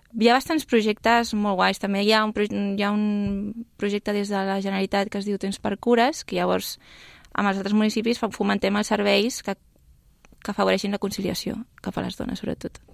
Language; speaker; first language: Catalan; native; Catalan